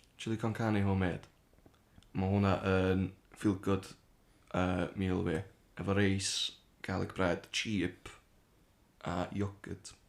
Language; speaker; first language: Welsh; native; Welsh